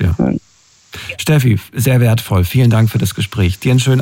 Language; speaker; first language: German; native; German